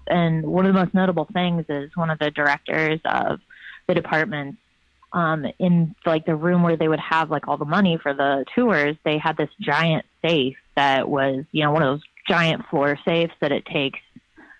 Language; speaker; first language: English; native; English